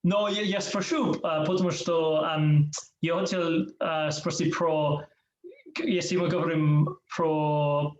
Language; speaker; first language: Russian; non-native, learner; English